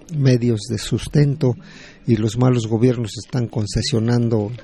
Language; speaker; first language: Spanish; native; Spanish